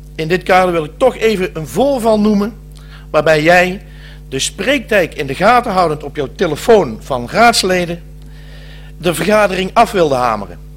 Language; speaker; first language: Dutch; native; Dutch